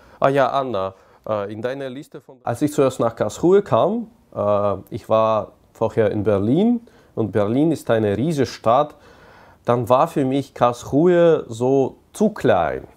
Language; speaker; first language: German; non-native, fluent; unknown